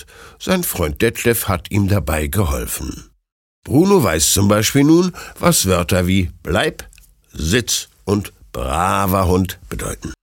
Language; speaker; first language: German; native; German